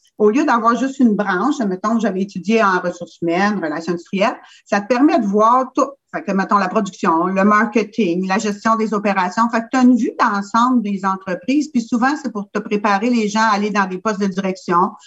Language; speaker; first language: French; native; French